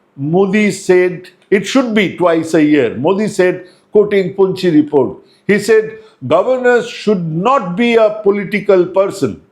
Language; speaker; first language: English; non-native, local second language; Bangla